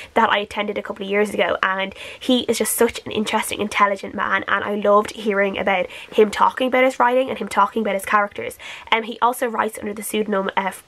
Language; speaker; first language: English; native; English